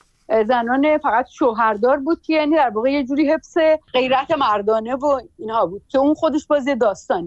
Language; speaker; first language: Persian; native; Persian